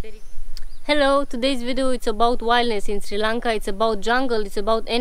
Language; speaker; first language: English; non-native, fluent; Romanian